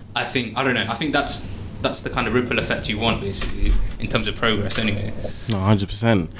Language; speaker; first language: English; native; English